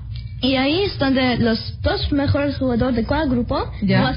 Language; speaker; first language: Spanish; early bilingual, heritage; Spanish